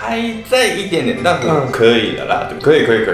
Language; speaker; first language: Chinese; non-native, fluent; Japanese